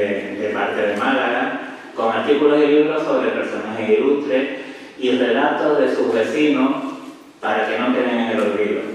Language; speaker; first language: Spanish; native; Spanish